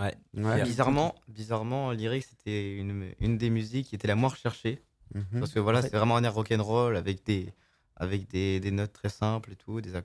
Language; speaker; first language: French; native; French